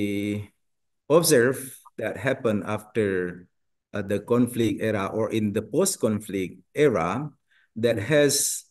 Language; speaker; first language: English; non-native, learner; Indonesian